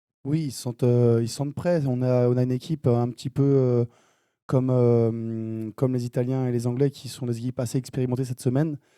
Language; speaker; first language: French; native; French